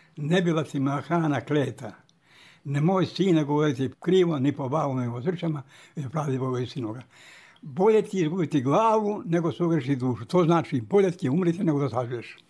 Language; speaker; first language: Serbian; native; Serbian